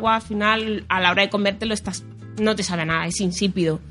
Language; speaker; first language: Spanish; native; Spanish